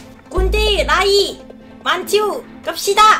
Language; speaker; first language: Korean; non-native, learner; Cantonese